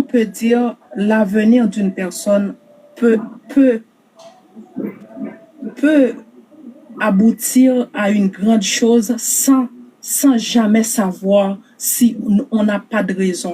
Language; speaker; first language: French; non-native, local second language; Haitian Creole